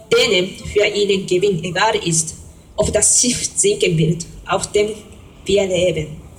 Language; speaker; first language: German; non-native, fluent; Japanese